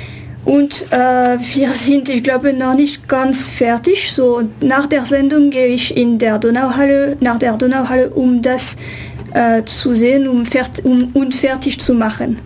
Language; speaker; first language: German; non-native, fluent; French